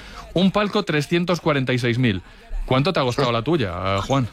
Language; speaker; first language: Spanish; native; Spanish